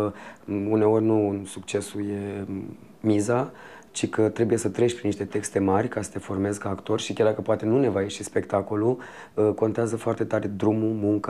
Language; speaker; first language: Romanian; native; Romanian